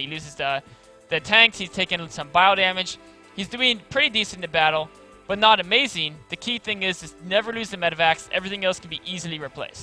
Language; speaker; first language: English; native; English